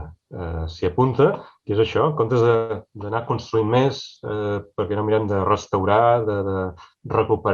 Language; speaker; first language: Catalan; native; Catalan